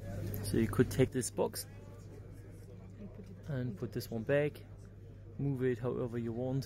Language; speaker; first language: English; non-native, fluent; German